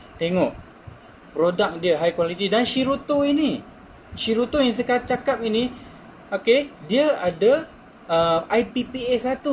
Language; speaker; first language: Malay; non-native, local second language; Chinese